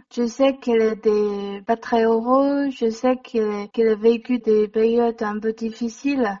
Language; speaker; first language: French; non-native, fluent; Chinese